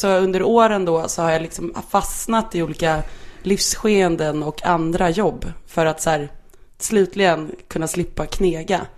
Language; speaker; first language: Swedish; native; Swedish